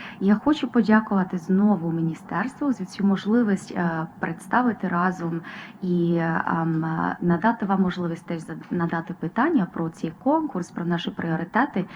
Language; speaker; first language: Ukrainian; non-native, fluent; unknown